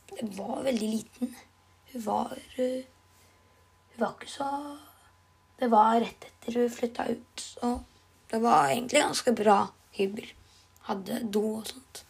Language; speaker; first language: Norwegian; non-native, learner; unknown